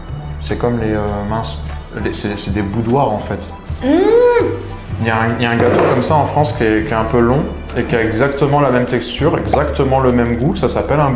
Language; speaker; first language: French; native; French